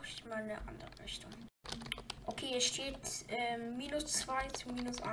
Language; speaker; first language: German; native; German